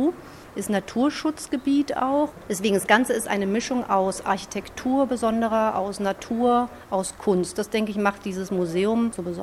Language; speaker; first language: German; native; German